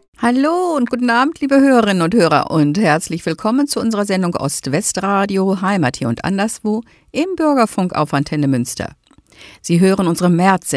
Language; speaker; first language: German; native; German